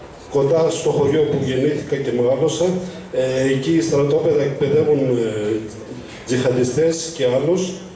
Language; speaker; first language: Greek; non-native, fluent; Arabic